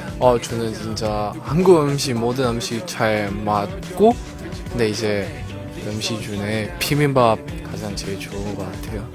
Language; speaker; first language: Korean; non-native, learner; Chinese